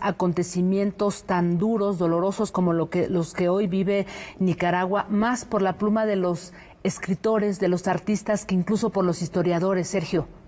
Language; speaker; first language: Spanish; native; Spanish